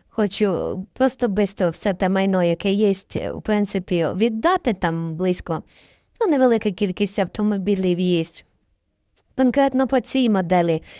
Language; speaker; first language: Ukrainian; native; Ukrainian